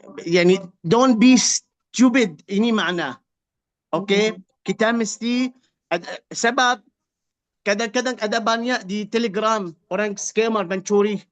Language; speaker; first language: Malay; non-native, fluent; Arabic